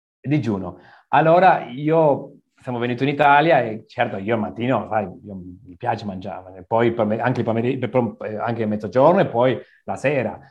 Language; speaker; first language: Italian; non-native, learner; Spanish